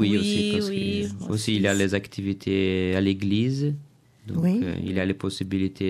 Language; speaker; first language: French; non-native, learner; Portuguese